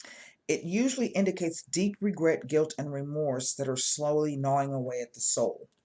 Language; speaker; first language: English; native; English